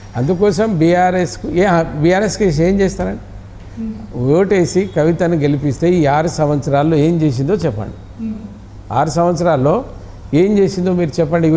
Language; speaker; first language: Telugu; non-native, local second language; Lambadi